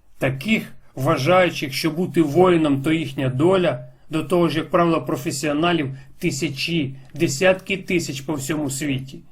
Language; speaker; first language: Ukrainian; non-native, local second language; Russian